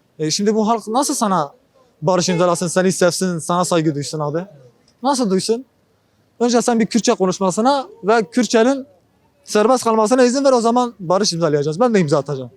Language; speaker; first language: Turkish; non-native, local second language; Kurdish